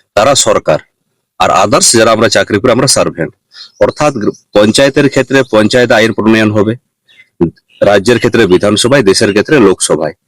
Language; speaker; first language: Bangla; non-native, local second language; Santali